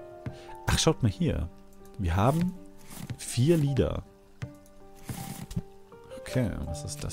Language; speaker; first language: German; native; German